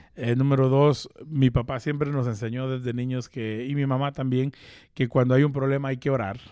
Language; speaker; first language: Spanish; early bilingual, heritage; Spanish